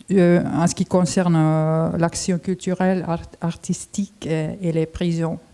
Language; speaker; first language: French; non-native, fluent; Finnish